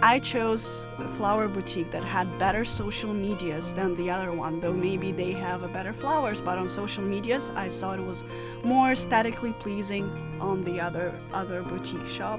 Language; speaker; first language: English; non-native, fluent; Russian